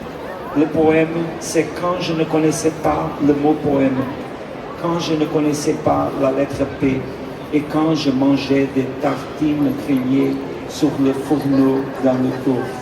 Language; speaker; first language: French; non-native, fluent; Portuguese